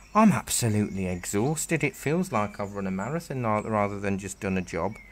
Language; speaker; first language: English; native; English